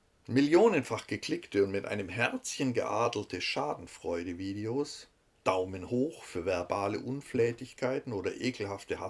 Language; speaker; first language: German; native; German